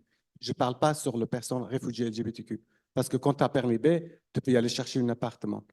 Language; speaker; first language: French; non-native, learner; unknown